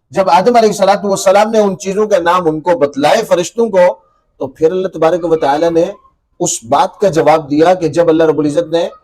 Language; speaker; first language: Urdu; native; Urdu